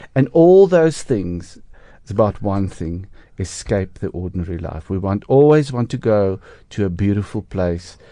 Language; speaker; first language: English; non-native, local second language; Afrikaans